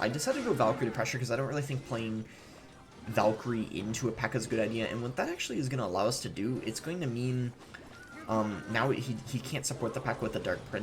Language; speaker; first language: English; native; English